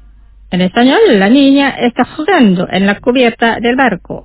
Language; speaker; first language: Spanish; non-native, fluent; Indonesian